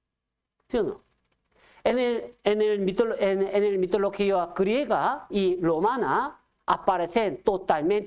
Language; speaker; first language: Spanish; non-native, fluent; Korean